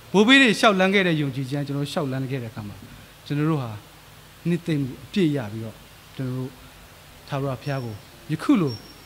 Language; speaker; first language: Burmese; non-native, local second language; S'gaw Karen